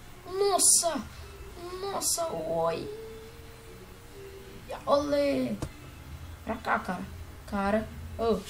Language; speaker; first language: Portuguese; native; Portuguese